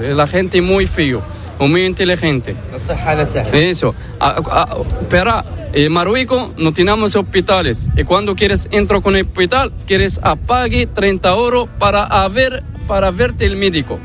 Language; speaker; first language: Spanish; non-native, learner; Arabic